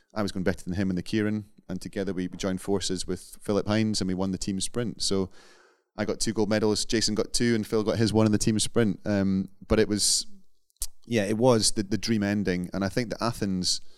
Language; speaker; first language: English; native; English